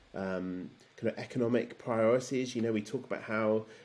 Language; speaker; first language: English; native; English